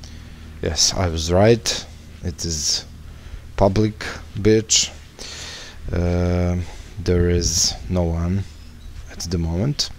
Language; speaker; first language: English; non-native, learner; Serbian